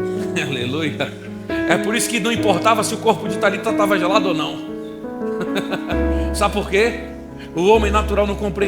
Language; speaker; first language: Portuguese; native; Portuguese